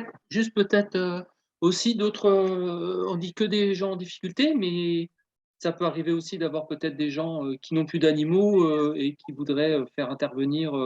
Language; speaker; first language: French; native; French